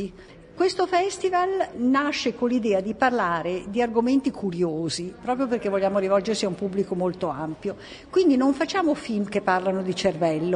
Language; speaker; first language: Italian; native; Italian